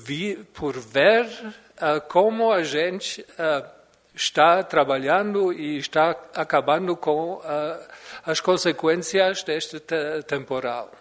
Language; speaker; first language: Portuguese; non-native, fluent; German